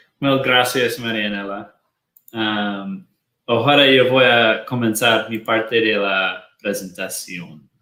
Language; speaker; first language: Spanish; non-native, fluent; Portuguese